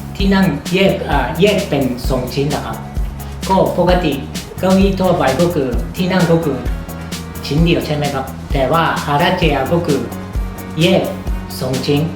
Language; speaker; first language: Thai; non-native, fluent; Japanese